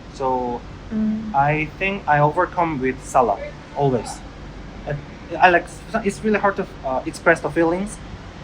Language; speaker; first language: English; non-native, learner; Korean